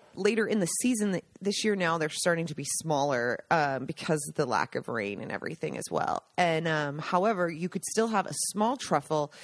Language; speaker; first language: English; native; English